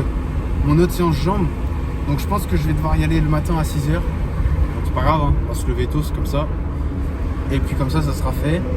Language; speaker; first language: French; native; French